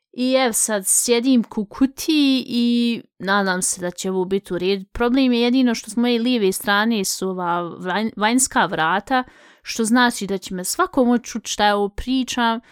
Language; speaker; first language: Bosnian; early bilingual, heritage; Bosnian